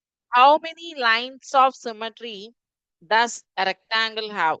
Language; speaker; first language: English; non-native, local second language; Tamil